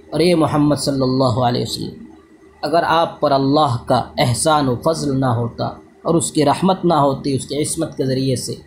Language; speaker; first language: Urdu; native; Urdu